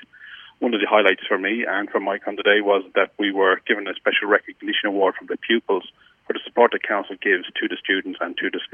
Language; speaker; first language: English; native; English